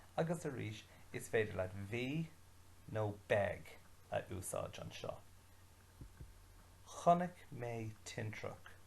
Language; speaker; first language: Irish; non-native, local second language; English